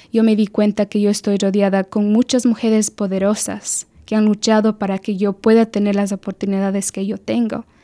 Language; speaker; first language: Spanish; early bilingual, heritage; Spanish